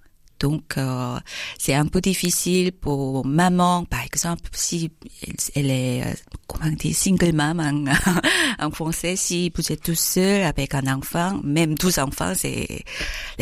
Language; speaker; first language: French; non-native, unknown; Korean